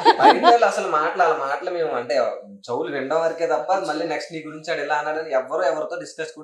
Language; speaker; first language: Telugu; native; Telugu